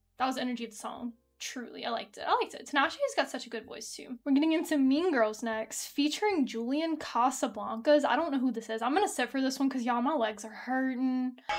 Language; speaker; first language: English; native; English